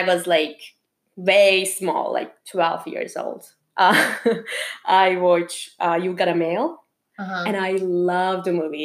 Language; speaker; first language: English; non-native, fluent; Turkish